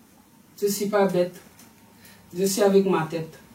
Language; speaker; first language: French; non-native, fluent; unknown